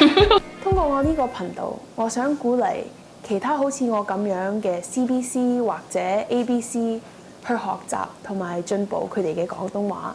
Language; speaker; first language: Cantonese; early bilingual, heritage; Cantonese